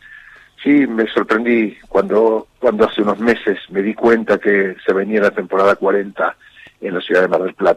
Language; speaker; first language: Spanish; native; Spanish